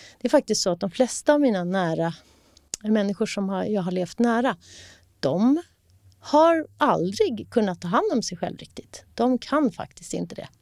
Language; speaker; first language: Swedish; native; Swedish